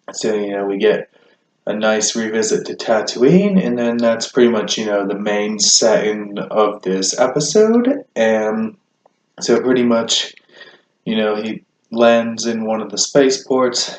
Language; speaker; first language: English; native; English